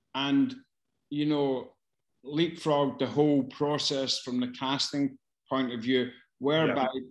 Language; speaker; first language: English; native; English